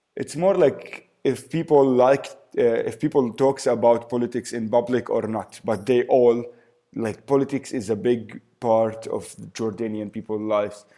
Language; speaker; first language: English; early bilingual, other home language; Arabic